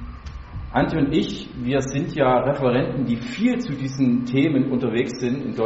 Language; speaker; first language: German; native; German